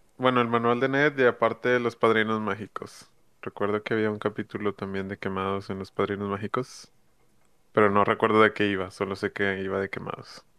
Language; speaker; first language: Spanish; native; Spanish